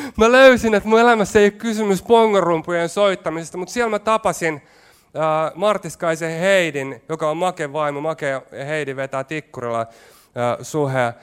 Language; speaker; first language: Finnish; native; Finnish